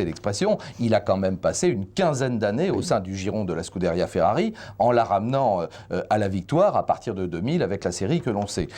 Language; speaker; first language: French; native; French